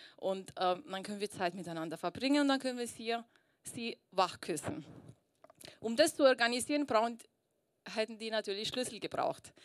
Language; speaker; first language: German; early bilingual, other home language; Italian